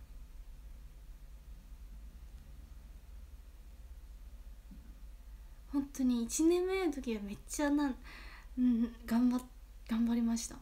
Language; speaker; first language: Japanese; non-native, fluent; Chinese